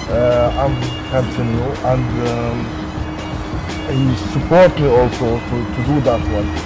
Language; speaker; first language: English; non-native, learner; Arabic